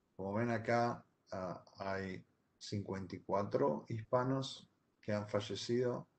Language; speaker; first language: Spanish; native; Spanish